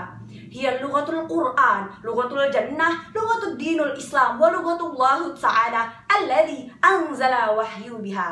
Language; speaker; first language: Arabic; non-native, learner; Indonesian